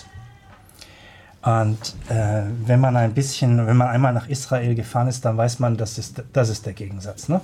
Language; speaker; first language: German; native; German